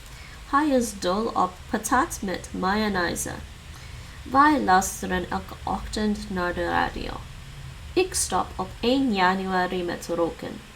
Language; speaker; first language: Dutch; non-native, learner; English